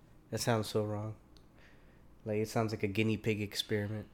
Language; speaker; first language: English; early bilingual, other home language; Spanish